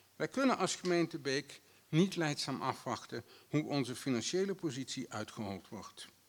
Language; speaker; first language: Dutch; native; Dutch